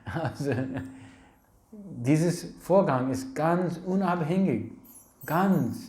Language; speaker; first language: German; non-native, learner; English